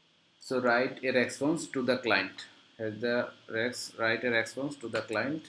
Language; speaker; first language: English; non-native, local second language; Bangla